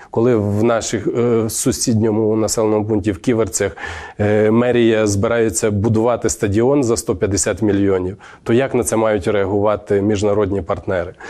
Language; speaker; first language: Ukrainian; native; Ukrainian